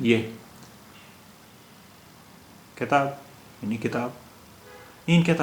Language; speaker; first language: Persian; non-native, fluent; Urdu